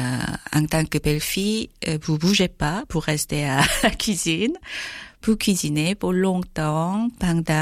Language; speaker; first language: French; non-native, fluent; Korean